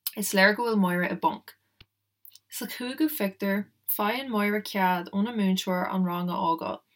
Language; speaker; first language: Irish; non-native, local second language; English